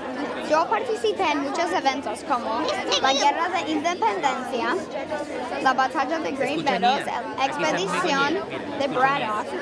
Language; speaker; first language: Spanish; non-native, learner; English